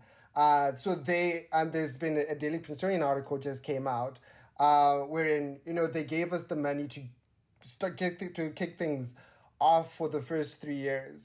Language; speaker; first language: English; non-native, local second language; Shona